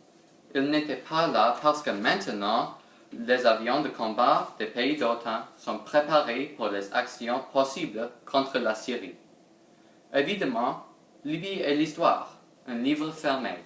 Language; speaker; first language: French; non-native, learner; English